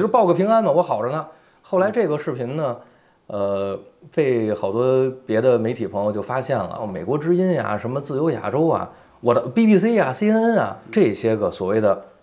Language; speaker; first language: Chinese; native; Chinese